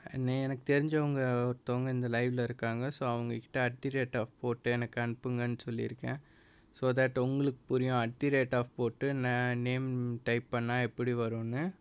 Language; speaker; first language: Tamil; non-native, local second language; Telugu